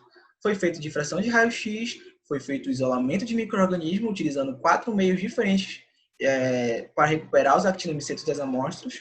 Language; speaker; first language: Portuguese; native; Portuguese